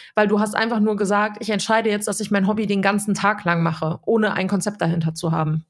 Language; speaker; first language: German; early bilingual, other home language; Serbian